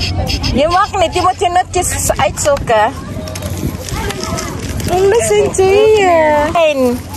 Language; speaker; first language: Dutch; non-native, learner; Filipino